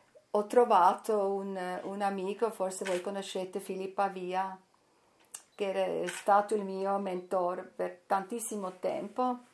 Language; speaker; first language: Italian; non-native, fluent; English